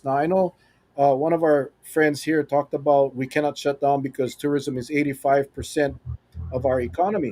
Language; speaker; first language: English; native; English